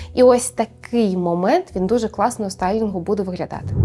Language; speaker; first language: Ukrainian; native; Ukrainian